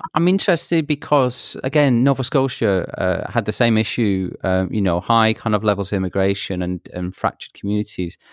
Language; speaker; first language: English; native; English